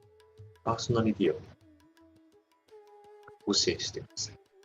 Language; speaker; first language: Japanese; non-native, fluent; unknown